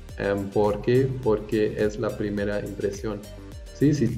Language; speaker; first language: Spanish; non-native, fluent; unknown